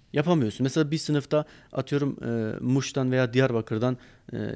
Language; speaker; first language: Turkish; non-native, local second language; Kurdish